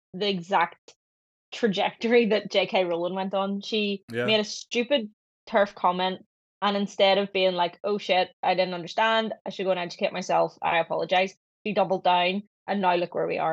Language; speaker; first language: English; native; English